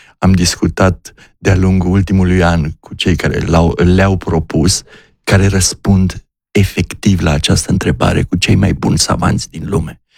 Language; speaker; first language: Romanian; native; Romanian